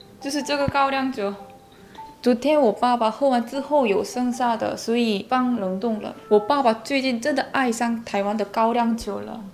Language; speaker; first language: Chinese; non-native, fluent; Korean